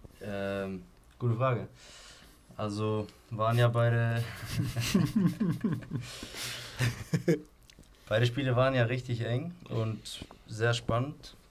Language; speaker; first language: German; non-native, fluent; Icelandic